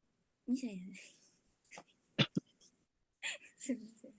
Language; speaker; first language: Japanese; non-native, learner; Indonesian